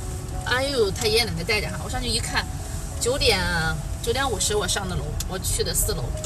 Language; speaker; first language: Chinese; native; Chinese